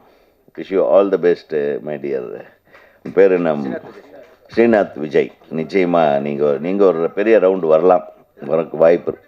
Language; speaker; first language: Tamil; native; Tamil